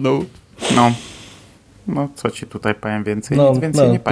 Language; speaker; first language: Polish; native; Polish